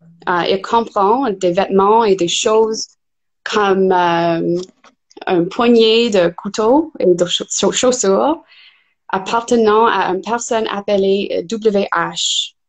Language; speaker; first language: French; non-native, fluent; English